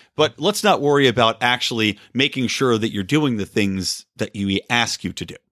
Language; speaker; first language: English; native; English